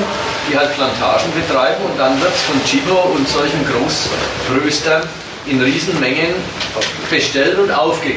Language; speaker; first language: German; native; German